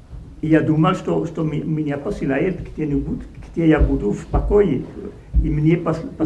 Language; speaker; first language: Russian; non-native, learner; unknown